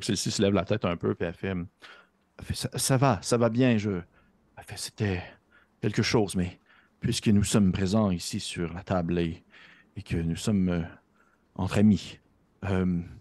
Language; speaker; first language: French; native; French